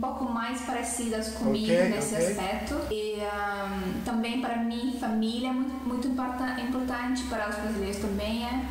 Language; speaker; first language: Portuguese; non-native, fluent; Estonian